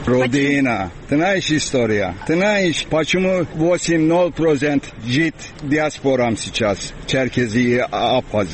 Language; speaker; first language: Russian; non-native, learner; Turkish